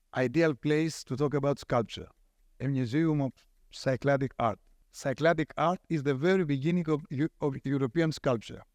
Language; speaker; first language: English; non-native, fluent; Greek